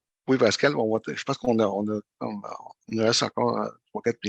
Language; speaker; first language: French; native; French